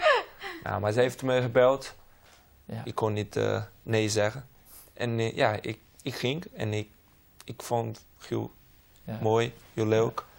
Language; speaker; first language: Dutch; non-native, learner; Portuguese